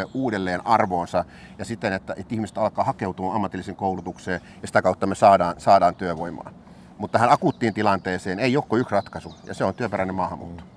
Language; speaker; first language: Finnish; native; Finnish